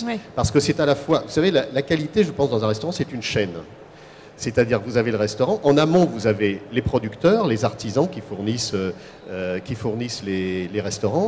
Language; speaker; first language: French; native; French